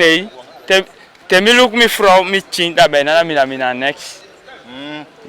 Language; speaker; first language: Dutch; non-native, local second language; Sranan Tongo